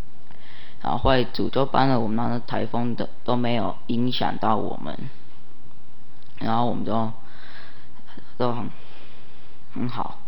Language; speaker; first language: Chinese; early bilingual, heritage; Chinese